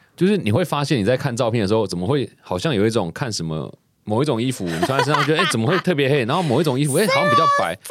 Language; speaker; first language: Chinese; non-native, local second language; Min Nan Chinese